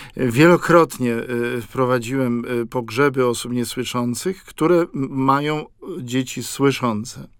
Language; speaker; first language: Polish; native; Polish